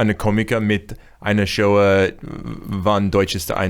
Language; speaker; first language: German; non-native, learner; English